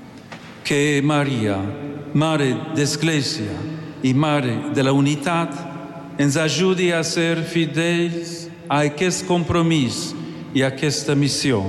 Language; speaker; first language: Catalan; non-native, learner; English